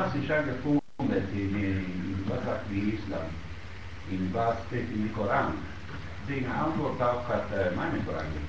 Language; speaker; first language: German; non-native, learner; Italian